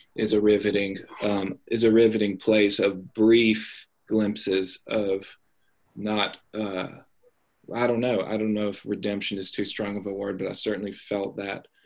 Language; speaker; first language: English; native; English